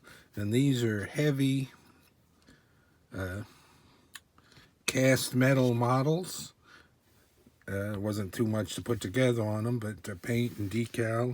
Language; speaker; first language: English; native; English